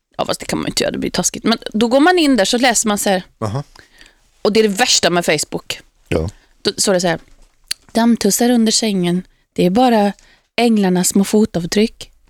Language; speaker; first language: Swedish; native; Swedish